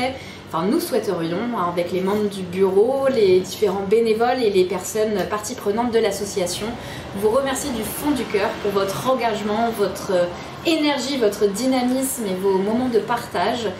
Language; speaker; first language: French; native; French